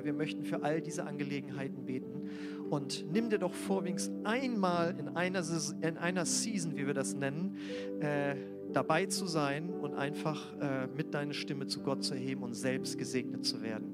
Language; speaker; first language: German; native; German